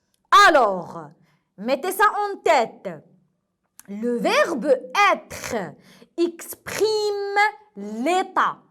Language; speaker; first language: French; non-native, local second language; Arabic